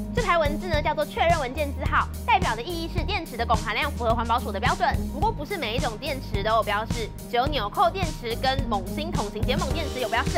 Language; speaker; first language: Chinese; native; Chinese